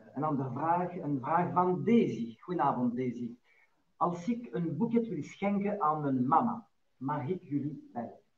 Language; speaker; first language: Dutch; non-native, local second language; French